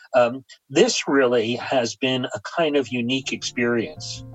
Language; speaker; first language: English; native; English